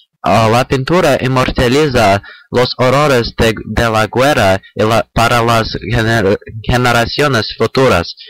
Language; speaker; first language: Spanish; non-native, learner; English